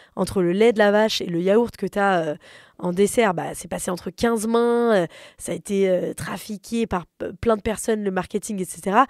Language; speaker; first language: French; native; French